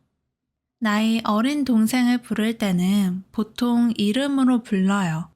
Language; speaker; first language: Korean; native; Korean